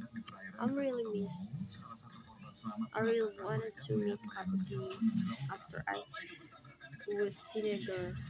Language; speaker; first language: English; non-native, learner; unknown